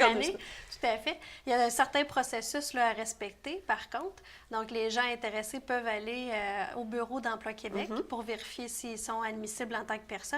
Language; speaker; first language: French; native; French